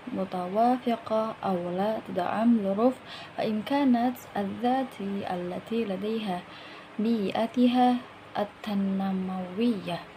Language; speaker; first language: Arabic; non-native, learner; Indonesian